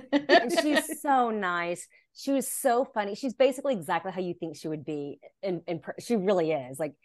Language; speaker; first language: English; native; English